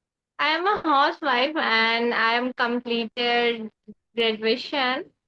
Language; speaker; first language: English; non-native, learner; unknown